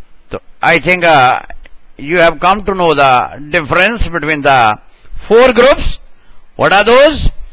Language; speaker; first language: English; non-native, local second language; Hindi